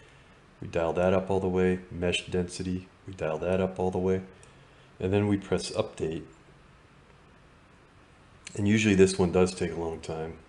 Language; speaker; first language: English; native; English